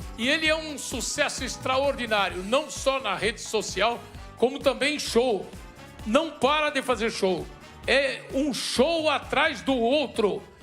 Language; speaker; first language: Portuguese; native; Portuguese